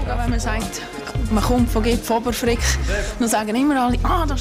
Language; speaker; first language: German; native; German